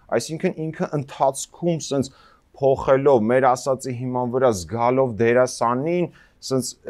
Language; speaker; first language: Armenian; native; Armenian